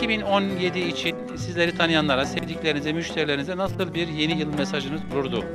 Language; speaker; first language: Turkish; native; Turkish